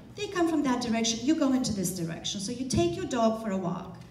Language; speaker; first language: English; non-native, fluent; Romanian